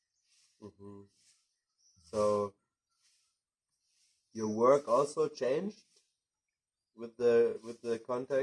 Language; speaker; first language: English; non-native, fluent; German